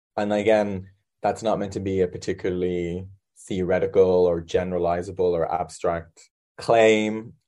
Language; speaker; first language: English; native; English